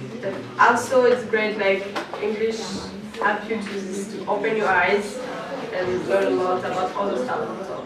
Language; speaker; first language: English; non-native, fluent; French